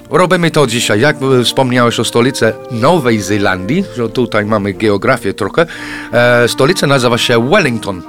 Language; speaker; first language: Polish; non-native, fluent; English